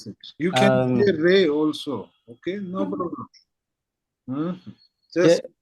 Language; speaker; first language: English; non-native, fluent; Tibetan